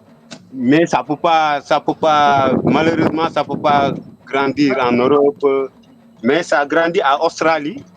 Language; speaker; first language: French; non-native, local second language; Wolof